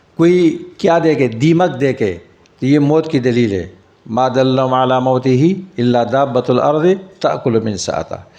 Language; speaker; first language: Urdu; non-native, local second language; Pashto